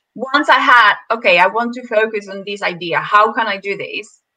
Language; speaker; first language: English; non-native, fluent; Spanish